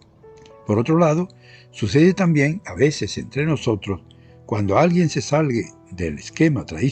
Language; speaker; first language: Spanish; native; Spanish